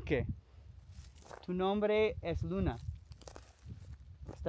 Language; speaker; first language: Spanish; non-native, learner; English